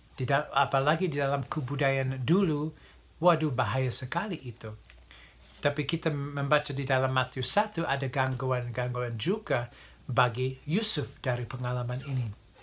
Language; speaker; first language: Indonesian; non-native, fluent; English